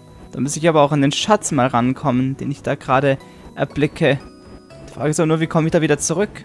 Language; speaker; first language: German; native; German